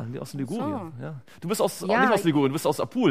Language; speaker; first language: German; native; German